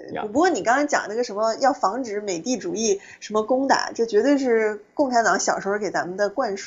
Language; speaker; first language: Chinese; native; Chinese